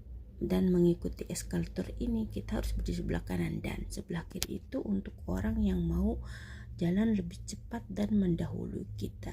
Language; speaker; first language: Indonesian; native; Indonesian